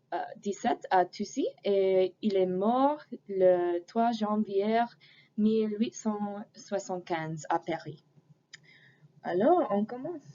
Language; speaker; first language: French; non-native, fluent; English